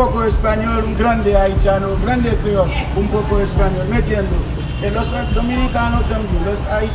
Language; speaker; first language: Spanish; non-native, learner; Haitian Creole